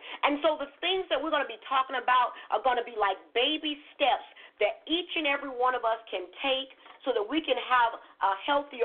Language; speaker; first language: English; native; English